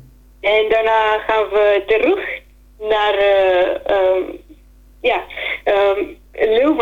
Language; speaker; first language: Dutch; non-native, fluent; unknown